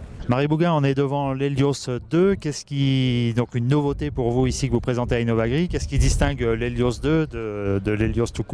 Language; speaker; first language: French; native; French